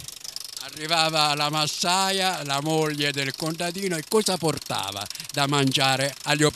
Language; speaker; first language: Italian; native; Italian